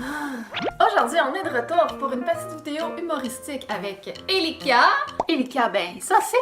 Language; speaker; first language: French; native; French